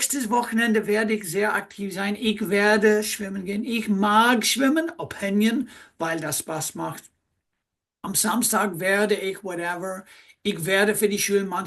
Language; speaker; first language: German; non-native, fluent; English